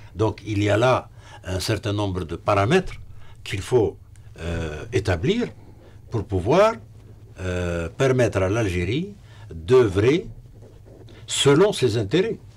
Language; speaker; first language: French; non-native, local second language; Arabic